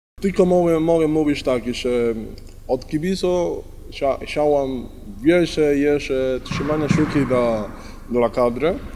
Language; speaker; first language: Polish; non-native, learner; Spanish